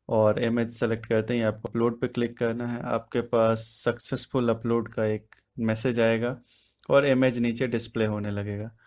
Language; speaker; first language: Hindi; native; Hindi